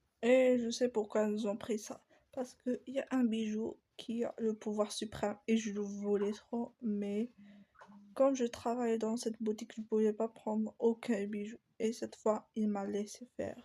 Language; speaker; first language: French; native; French